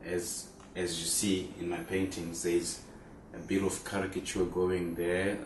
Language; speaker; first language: English; non-native, local second language; Shona